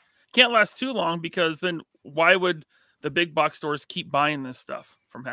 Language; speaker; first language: English; native; English